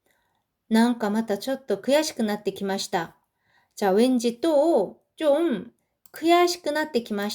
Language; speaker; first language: Japanese; non-native, fluent; Korean